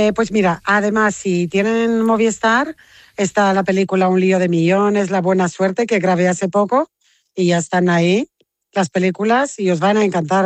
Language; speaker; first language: Spanish; non-native, fluent; Romanian